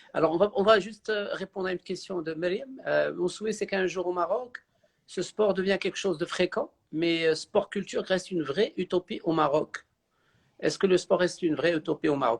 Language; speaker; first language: French; non-native, local second language; Arabic